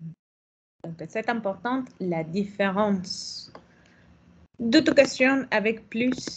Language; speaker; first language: French; non-native, fluent; Spanish